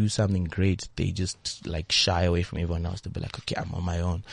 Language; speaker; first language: English; non-native, local second language; Shona